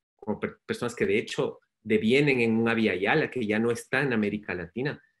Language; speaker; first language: Spanish; native; Spanish